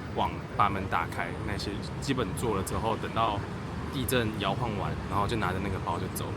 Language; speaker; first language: Chinese; native; Chinese